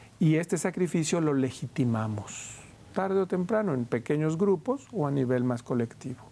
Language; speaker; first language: Spanish; native; Spanish